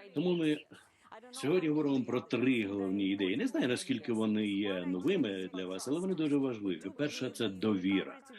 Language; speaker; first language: Ukrainian; native; Ukrainian